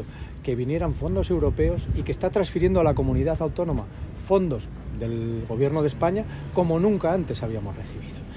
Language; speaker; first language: Spanish; native; Spanish